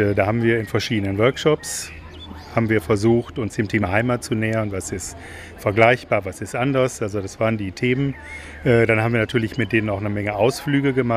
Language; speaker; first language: German; native; German